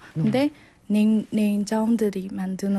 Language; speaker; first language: Korean; non-native, learner; Burmese